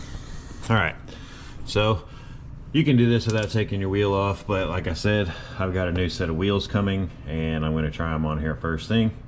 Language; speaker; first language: English; native; English